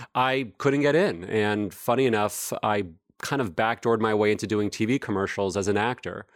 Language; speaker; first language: English; native; English